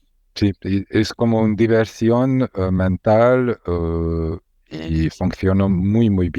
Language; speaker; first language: Spanish; non-native, learner; Hungarian